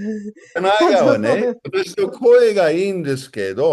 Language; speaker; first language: Japanese; non-native, fluent; English